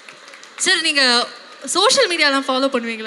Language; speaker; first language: Tamil; native; Tamil